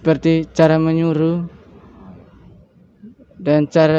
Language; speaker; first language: Indonesian; non-native, local second language; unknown